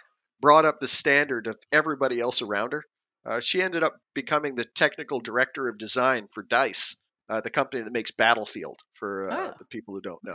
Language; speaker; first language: English; native; English